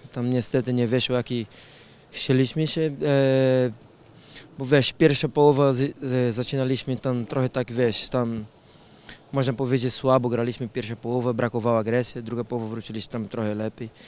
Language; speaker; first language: Polish; non-native, learner; Portuguese